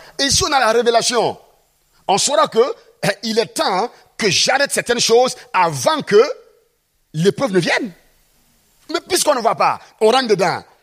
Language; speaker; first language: French; non-native, local second language; Mossi